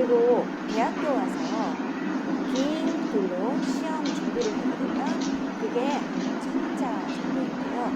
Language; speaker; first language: Korean; native; Korean